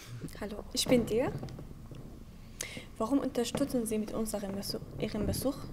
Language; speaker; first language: German; non-native, learner; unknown